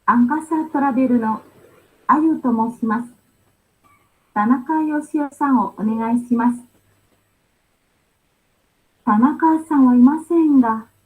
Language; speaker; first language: Japanese; non-native, fluent; Indonesian